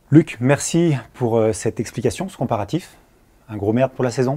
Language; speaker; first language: French; native; French